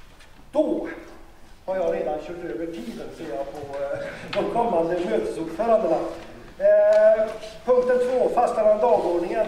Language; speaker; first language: Swedish; native; Swedish